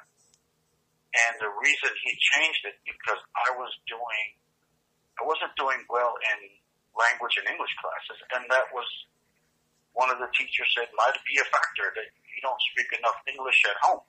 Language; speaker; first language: English; native; English